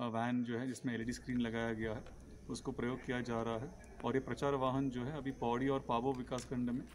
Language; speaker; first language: Hindi; native; Hindi